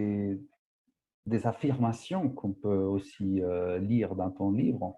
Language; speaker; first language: French; non-native, fluent; Spanish